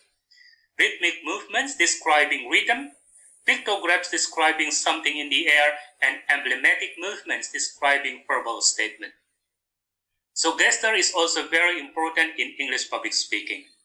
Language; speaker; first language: English; non-native, fluent; Indonesian